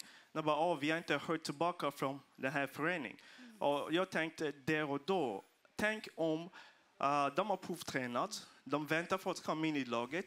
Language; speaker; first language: Swedish; non-native, fluent; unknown